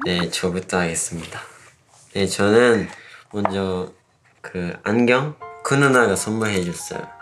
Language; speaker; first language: Korean; non-native, fluent; Japanese